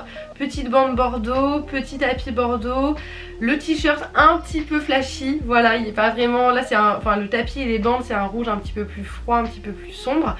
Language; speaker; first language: French; native; French